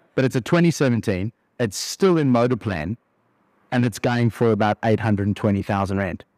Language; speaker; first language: English; native; English